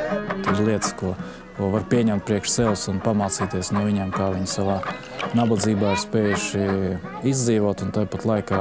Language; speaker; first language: Latvian; native; Latvian